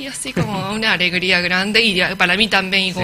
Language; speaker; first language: Spanish; non-native, learner; Japanese